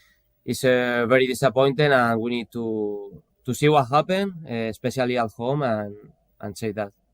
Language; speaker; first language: English; non-native, fluent; Spanish